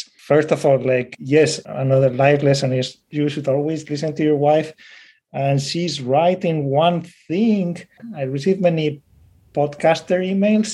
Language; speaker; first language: English; non-native, fluent; Spanish